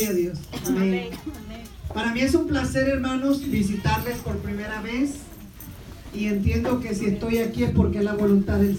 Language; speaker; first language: Spanish; native; Spanish